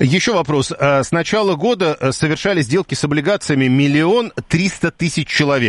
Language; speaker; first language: Russian; native; Russian